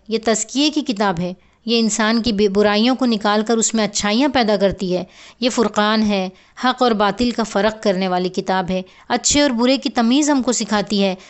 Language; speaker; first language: Urdu; native; Urdu